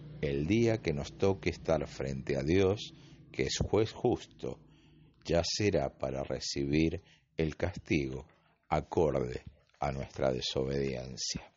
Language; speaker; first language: Spanish; native; Spanish